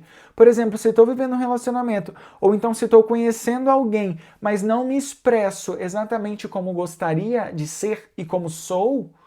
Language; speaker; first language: Portuguese; native; Portuguese